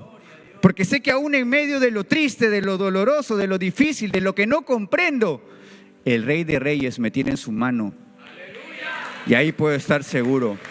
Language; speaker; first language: Spanish; native; Spanish